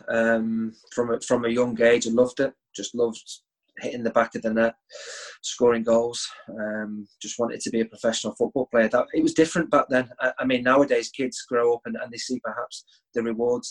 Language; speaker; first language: English; native; English